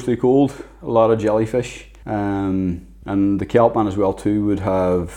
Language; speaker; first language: English; native; English